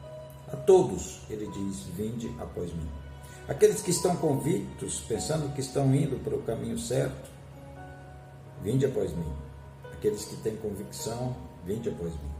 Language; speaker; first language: Portuguese; native; Portuguese